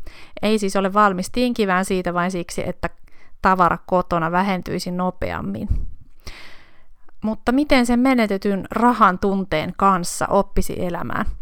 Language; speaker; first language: Finnish; native; Finnish